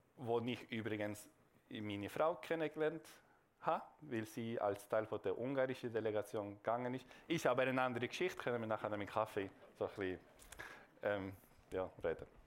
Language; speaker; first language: German; non-native, local second language; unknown